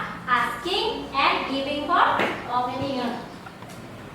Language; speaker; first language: English; non-native, fluent; Indonesian